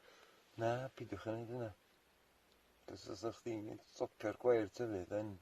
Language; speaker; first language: Welsh; native; Welsh